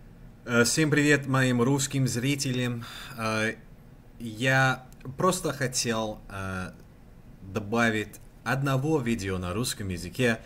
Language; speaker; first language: Russian; non-native, learner; English